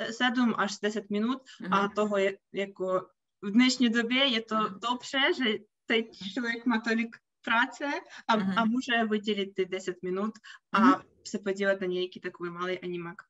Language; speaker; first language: Czech; non-native, learner; Russian